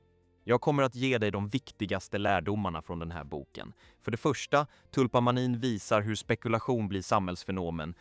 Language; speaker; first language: Swedish; native; Swedish